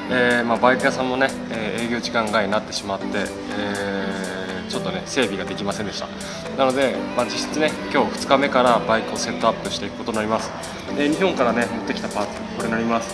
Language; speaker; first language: Japanese; native; Japanese